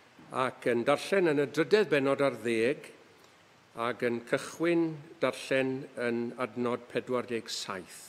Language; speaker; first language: Welsh; native; Welsh